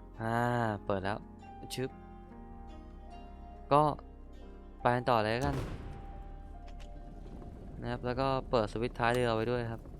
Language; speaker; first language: Thai; native; Thai